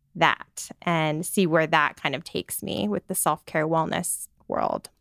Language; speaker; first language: English; native; English